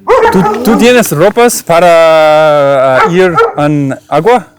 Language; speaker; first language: Spanish; non-native, learner; English